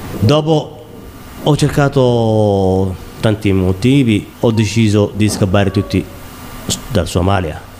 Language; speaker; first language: Italian; non-native, learner; Somali